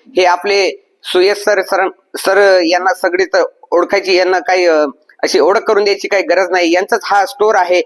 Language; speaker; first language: Marathi; native; Marathi